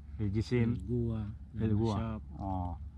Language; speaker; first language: Arabic; non-native, learner; Indonesian